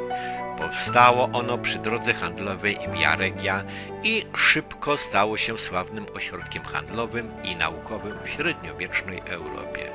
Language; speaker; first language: Polish; native; Polish